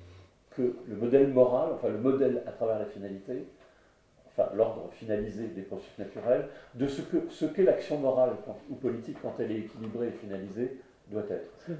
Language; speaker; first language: French; native; French